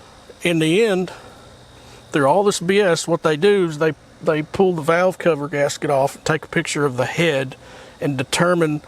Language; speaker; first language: English; native; English